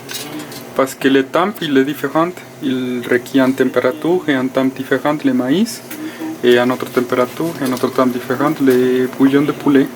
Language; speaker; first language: French; non-native, fluent; Spanish